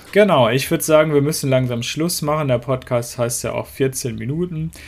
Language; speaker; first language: German; native; German